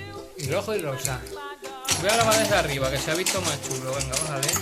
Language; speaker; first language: Spanish; native; Spanish